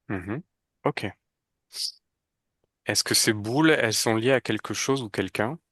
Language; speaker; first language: French; native; French